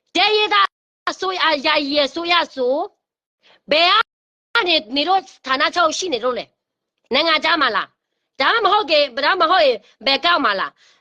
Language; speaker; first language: Burmese; non-native, local second language; S'gaw Karen